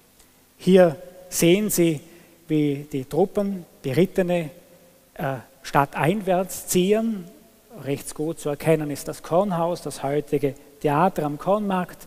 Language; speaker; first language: German; native; German